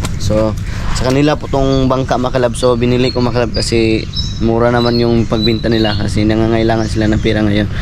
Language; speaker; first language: Filipino; non-native, local second language; Cebuano